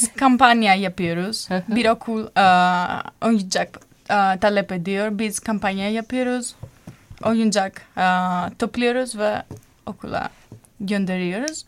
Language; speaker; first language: Turkish; non-native, learner; Finnish